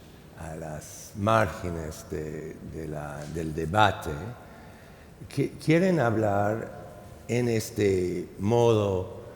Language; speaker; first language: Spanish; non-native, fluent; English